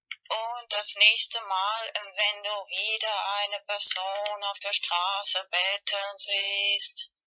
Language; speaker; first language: German; non-native, learner; Spanish